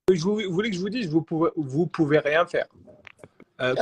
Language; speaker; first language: French; native; French